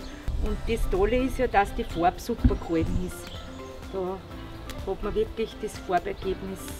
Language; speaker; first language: German; native; German